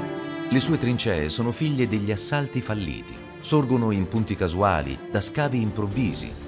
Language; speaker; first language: Italian; native; Italian